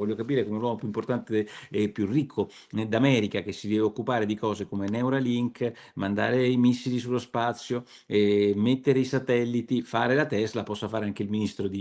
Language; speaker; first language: Italian; native; Italian